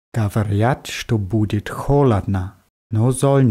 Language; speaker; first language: Russian; non-native, learner; German